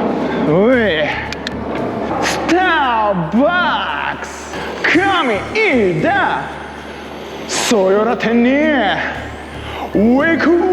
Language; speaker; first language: Japanese; native; Japanese